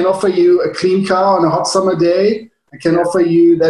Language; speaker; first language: English; non-native, fluent; German